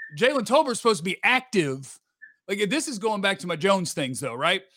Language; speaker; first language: English; native; English